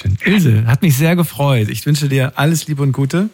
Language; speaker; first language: German; native; German